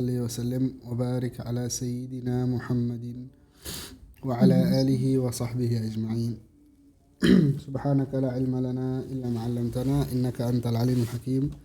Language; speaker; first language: Arabic; non-native, fluent; Indonesian